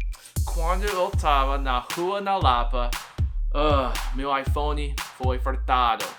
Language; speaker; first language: Portuguese; non-native, learner; English